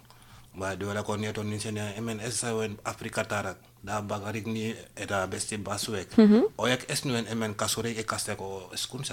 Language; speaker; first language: Basque; non-native, learner; Wolof